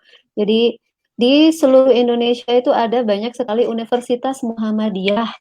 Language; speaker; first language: Indonesian; native; Indonesian